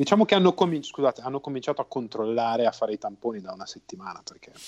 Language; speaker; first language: Italian; native; Italian